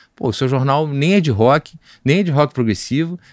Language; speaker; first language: Portuguese; native; Portuguese